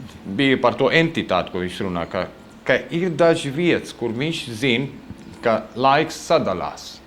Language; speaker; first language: Latvian; early bilingual, heritage; Latvian